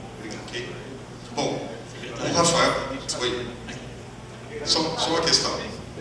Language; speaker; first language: Portuguese; native; Portuguese